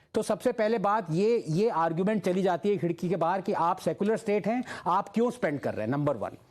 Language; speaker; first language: Hindi; non-native, local second language; Tamil